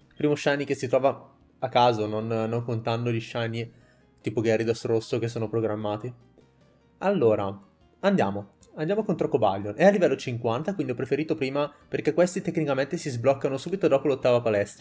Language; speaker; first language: Italian; native; Italian